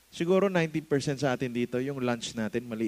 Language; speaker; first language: Filipino; native; Filipino